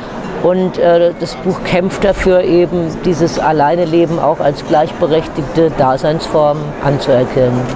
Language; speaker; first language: German; native; German